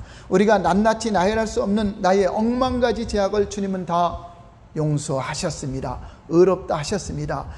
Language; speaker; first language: Korean; native; Korean